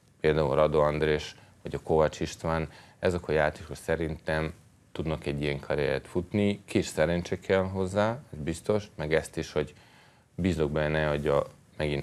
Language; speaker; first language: Hungarian; non-native, fluent; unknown